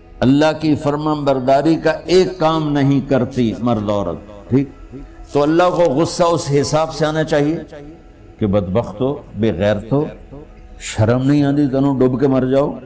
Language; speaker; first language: Urdu; non-native, local second language; Punjabi